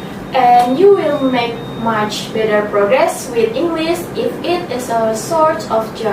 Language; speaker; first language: English; non-native, learner; Indonesian